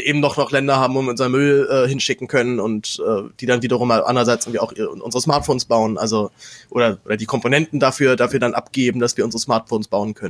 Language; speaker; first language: German; native; German